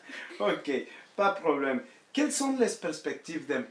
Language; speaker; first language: French; early bilingual, other home language; Spanish